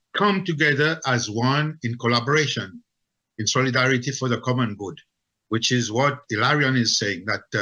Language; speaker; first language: English; non-native, fluent; Seselwa Creole French